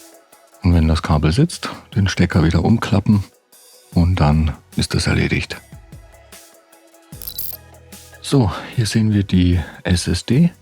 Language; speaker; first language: German; native; German